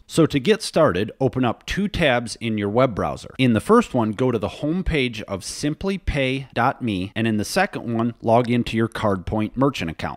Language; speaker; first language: English; native; English